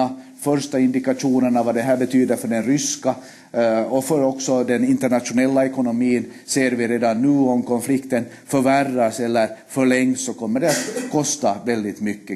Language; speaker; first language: Swedish; native; Swedish